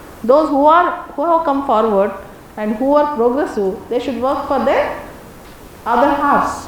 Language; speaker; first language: English; non-native, local second language; Telugu